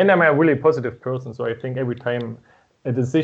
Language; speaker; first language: English; non-native, fluent; German